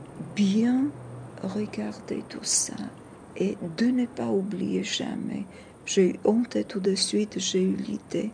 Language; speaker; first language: French; non-native, fluent; Georgian